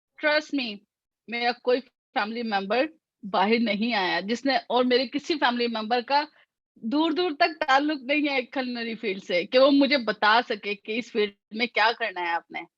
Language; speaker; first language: Urdu; native; Urdu